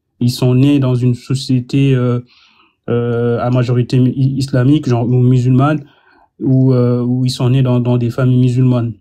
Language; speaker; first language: French; non-native, local second language; Wolof